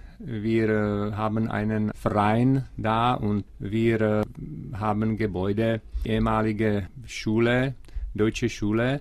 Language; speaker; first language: German; non-native, learner; Czech